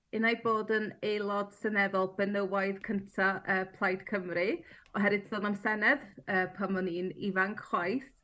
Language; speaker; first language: Welsh; native; Welsh